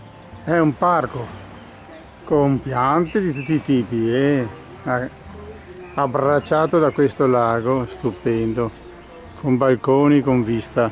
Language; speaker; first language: Italian; native; Italian